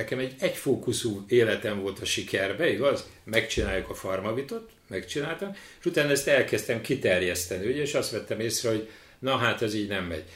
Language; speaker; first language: Hungarian; native; Hungarian